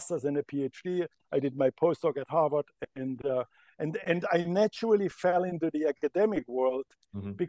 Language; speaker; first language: English; non-native, fluent; German